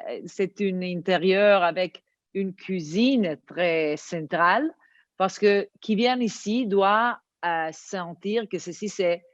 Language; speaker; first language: French; non-native, learner; Italian